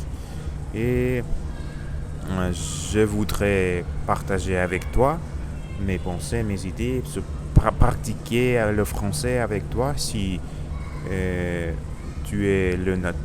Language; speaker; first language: French; non-native, learner; Russian